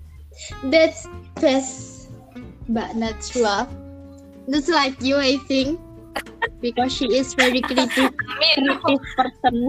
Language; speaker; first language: English; non-native, learner; Indonesian